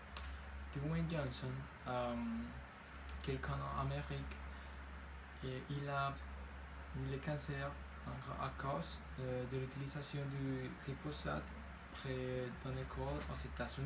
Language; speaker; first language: French; non-native, learner; Spanish